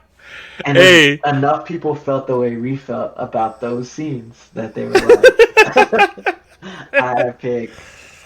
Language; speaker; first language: English; native; English